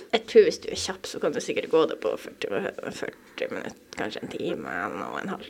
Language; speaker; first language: Norwegian; native; Norwegian